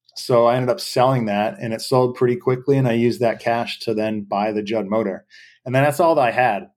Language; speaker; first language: English; native; English